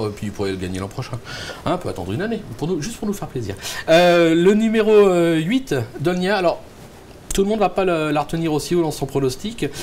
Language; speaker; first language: French; native; French